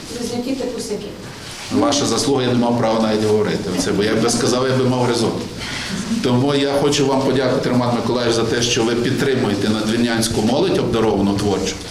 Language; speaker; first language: Ukrainian; native; Ukrainian